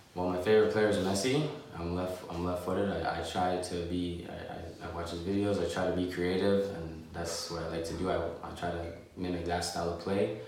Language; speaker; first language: English; native; English